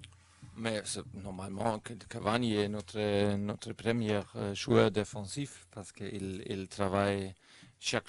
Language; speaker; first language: French; non-native, learner; German